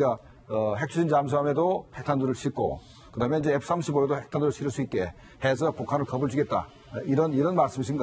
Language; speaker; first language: Korean; native; Korean